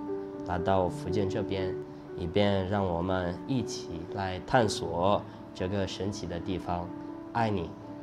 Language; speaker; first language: Chinese; non-native, learner; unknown